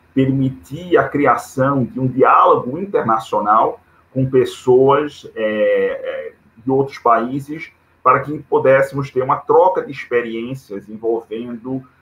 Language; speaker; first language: Portuguese; native; Portuguese